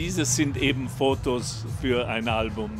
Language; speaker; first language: German; non-native, local second language; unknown